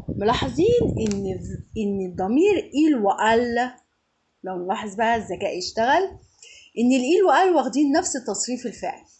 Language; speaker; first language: Arabic; native; Arabic